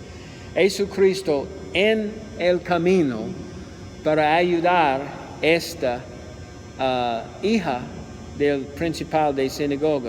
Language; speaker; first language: Spanish; non-native, learner; English